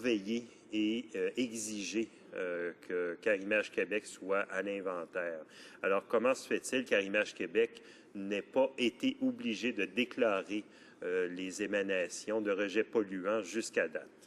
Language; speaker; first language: French; native; French